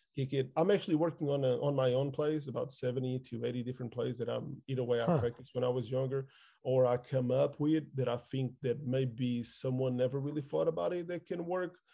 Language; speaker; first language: English; non-native, fluent; Portuguese